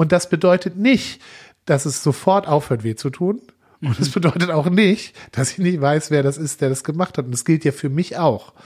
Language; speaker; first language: German; native; German